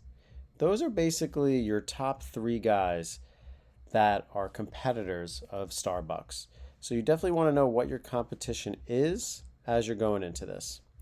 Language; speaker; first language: English; native; English